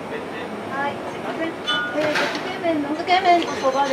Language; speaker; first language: Japanese; native; Japanese